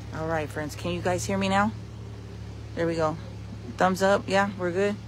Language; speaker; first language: English; early bilingual, other home language; Spanish